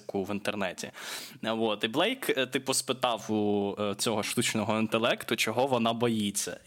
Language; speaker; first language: Ukrainian; non-native, local second language; Russian